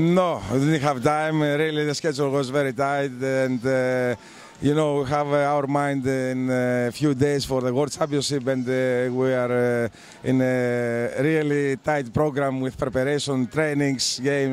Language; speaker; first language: English; non-native, learner; Greek